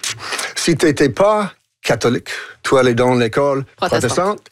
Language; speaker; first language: French; non-native, local second language; English